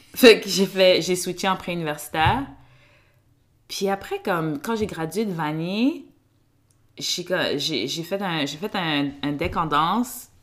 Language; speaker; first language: French; early bilingual, other home language; Kinyarwanda